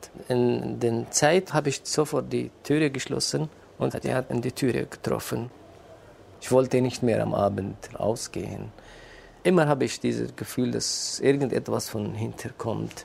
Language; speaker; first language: German; non-native, fluent; Kurdish